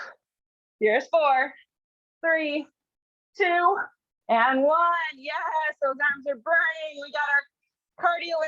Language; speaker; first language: English; native; English